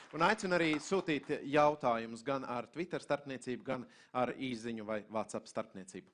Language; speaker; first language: Latvian; native; Latvian